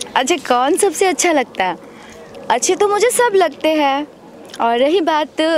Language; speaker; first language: Hindi; native; Hindi